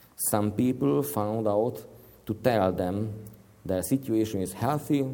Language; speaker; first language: English; non-native, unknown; Hungarian